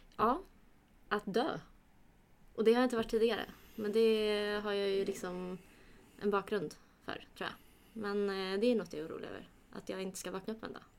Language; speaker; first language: Swedish; early bilingual, other home language; Kurdish